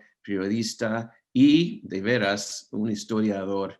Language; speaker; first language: Spanish; non-native, fluent; English